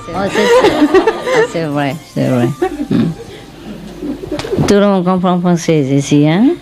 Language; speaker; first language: French; non-native, learner; Vietnamese